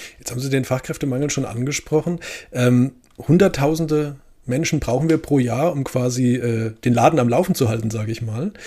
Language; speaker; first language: German; native; German